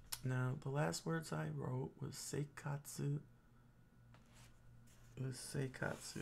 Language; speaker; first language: English; native; English